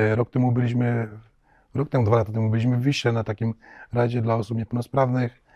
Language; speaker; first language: Polish; native; Polish